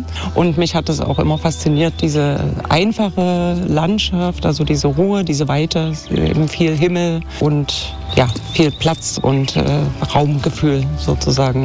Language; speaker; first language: German; native; German